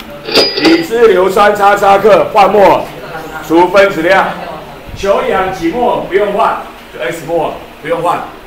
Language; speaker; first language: Chinese; native; Chinese